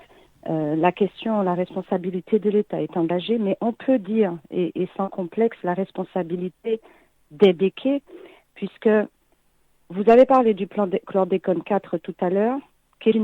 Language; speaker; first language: French; native; French